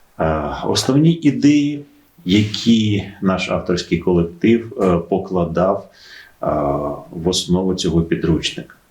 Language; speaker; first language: Ukrainian; native; Ukrainian